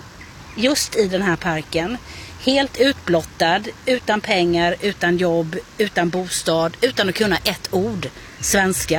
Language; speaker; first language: Swedish; native; Swedish